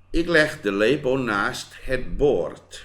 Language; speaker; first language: Dutch; non-native, fluent; Thai